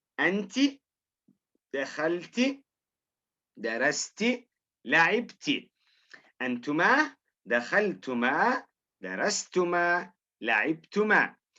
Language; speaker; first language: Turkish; non-native, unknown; Arabic